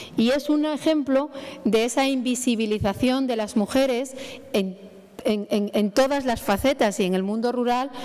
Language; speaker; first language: Spanish; native; Spanish